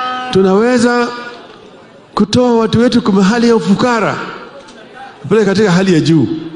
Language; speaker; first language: Swahili; non-native, local second language; Luo (Kenya and Tanzania)